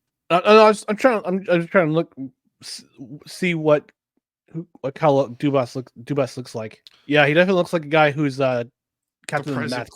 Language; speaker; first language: English; native; English